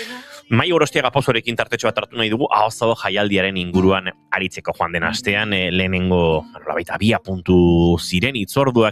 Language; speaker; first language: Basque; native; Basque